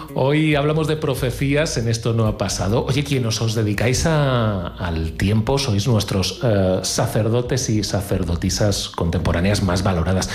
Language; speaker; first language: Spanish; native; Spanish